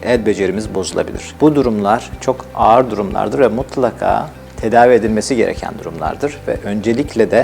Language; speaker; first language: Turkish; native; Turkish